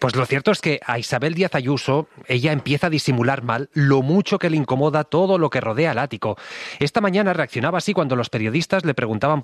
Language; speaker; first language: Spanish; native; Spanish